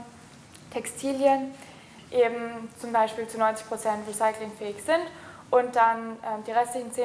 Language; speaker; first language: German; native; German